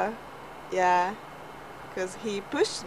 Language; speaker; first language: English; non-native, learner; Japanese